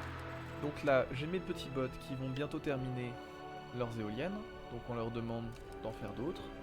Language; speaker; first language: French; native; French